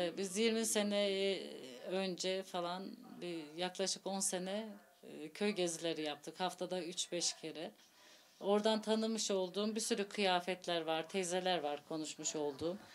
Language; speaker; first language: Turkish; early bilingual, heritage; Turkish